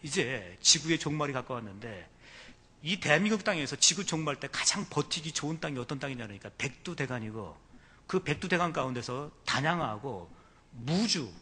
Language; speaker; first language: Korean; native; Korean